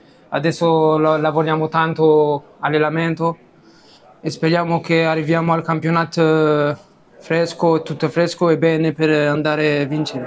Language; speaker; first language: Italian; non-native, learner; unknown